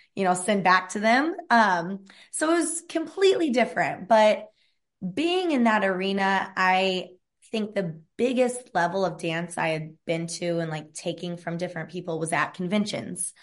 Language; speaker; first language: English; native; English